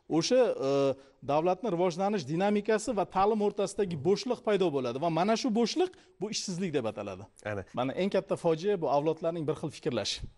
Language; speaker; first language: Uzbek; native; Uzbek